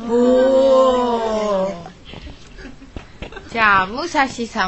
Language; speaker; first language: Japanese; non-native, learner; Chinese